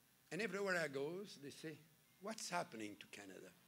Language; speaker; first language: English; non-native, fluent; French